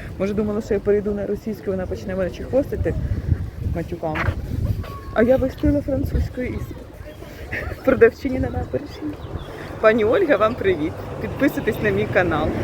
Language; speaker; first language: Ukrainian; native; Ukrainian